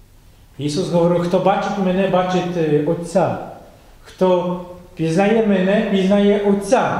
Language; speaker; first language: Ukrainian; non-native, fluent; Polish